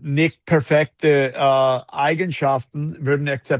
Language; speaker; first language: German; non-native, fluent; English